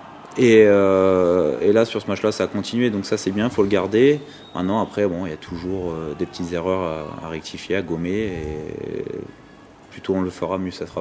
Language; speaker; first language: French; native; French